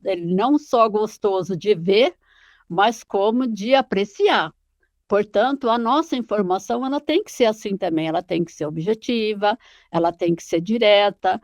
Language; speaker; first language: Portuguese; native; Portuguese